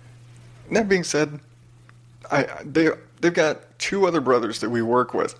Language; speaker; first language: English; native; English